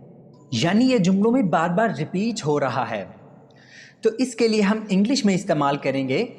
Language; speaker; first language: Urdu; native; Urdu